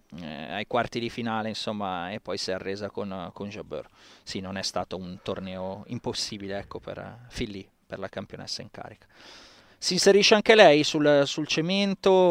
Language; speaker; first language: Italian; native; Italian